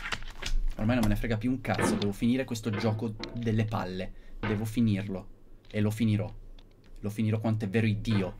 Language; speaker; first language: Italian; native; Italian